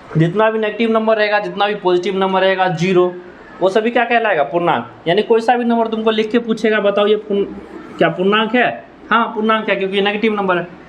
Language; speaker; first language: Hindi; native; Hindi